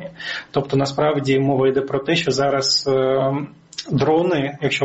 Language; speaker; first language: Ukrainian; native; Ukrainian